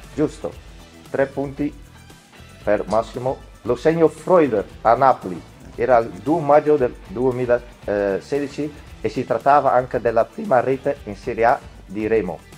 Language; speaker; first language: Italian; non-native, fluent; Dutch